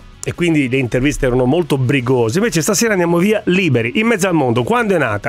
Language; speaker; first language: Italian; native; Italian